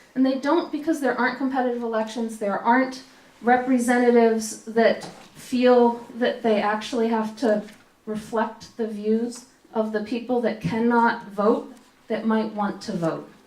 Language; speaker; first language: English; native; English